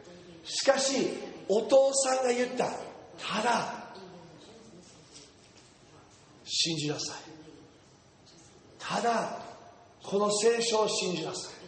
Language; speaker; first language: Japanese; non-native, fluent; English